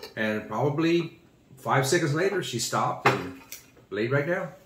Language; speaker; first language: English; native; English